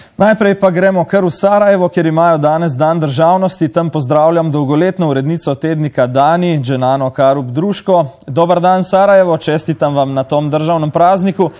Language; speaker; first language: Slovenian; native; Slovenian